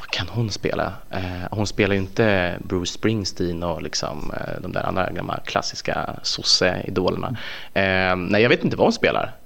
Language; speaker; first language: Swedish; native; Swedish